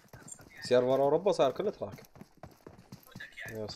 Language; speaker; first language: Arabic; native; Arabic